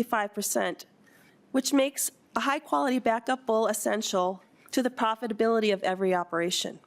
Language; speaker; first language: English; native; English